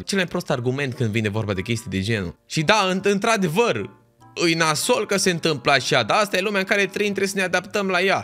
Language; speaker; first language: Romanian; native; Romanian